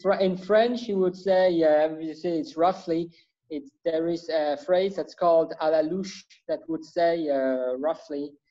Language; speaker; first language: English; non-native, fluent; German